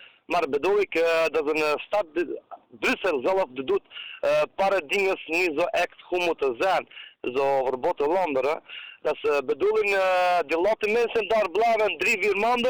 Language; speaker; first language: Dutch; non-native, learner; Turkish